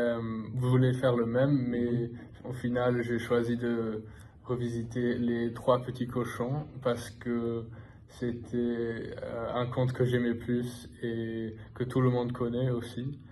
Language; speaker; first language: French; non-native, fluent; English